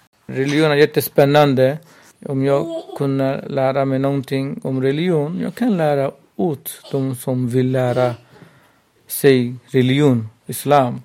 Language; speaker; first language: Swedish; non-native, local second language; Burmese